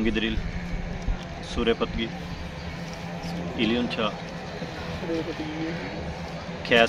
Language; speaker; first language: Korean; non-native, learner; Punjabi